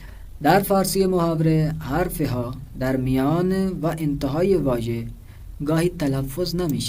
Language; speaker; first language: Persian; non-native, fluent; Urdu